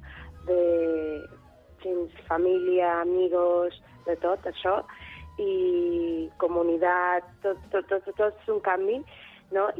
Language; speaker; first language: Catalan; non-native, learner; Spanish